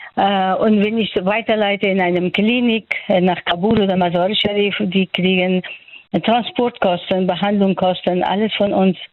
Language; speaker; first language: German; non-native, fluent; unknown